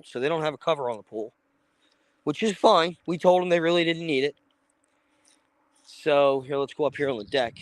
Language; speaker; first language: English; native; English